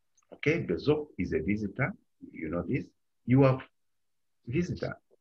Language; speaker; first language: English; non-native, local second language; Bemba